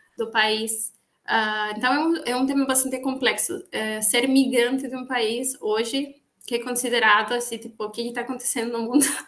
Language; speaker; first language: Portuguese; non-native, fluent; Spanish